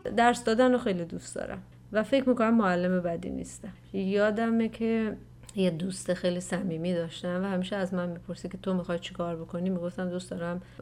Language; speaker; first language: Persian; native; Persian